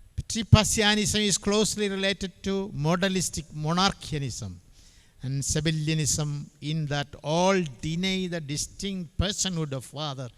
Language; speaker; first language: English; non-native, local second language; Malayalam